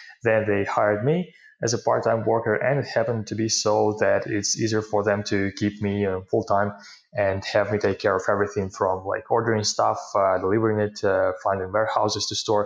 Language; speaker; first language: English; non-native, fluent; Ukrainian